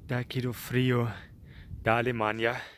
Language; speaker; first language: Portuguese; non-native, fluent; German